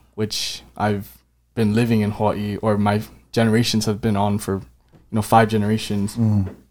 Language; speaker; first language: English; native; English